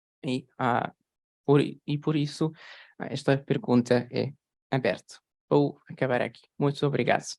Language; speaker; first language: Portuguese; non-native, fluent; Polish